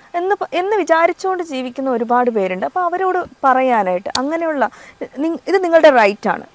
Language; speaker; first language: Malayalam; native; Malayalam